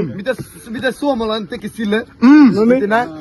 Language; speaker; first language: Finnish; non-native, learner; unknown